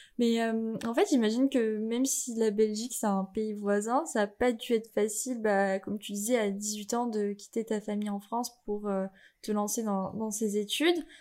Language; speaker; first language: French; native; French